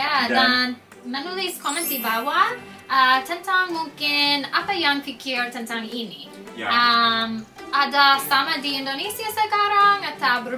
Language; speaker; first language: Indonesian; non-native, learner; English